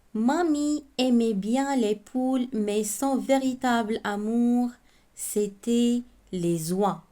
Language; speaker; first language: French; non-native, local second language; Arabic